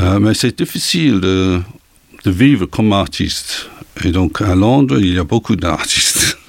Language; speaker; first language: French; non-native, learner; English